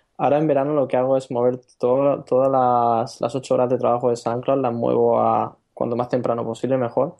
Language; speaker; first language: Spanish; native; Spanish